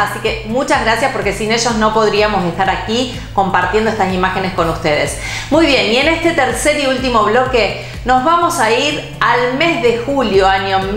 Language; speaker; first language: Spanish; native; Spanish